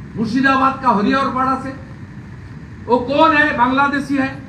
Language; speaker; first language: Hindi; non-native, local second language; Bangla